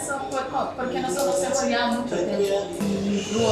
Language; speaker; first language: Spanish; non-native, learner; Portuguese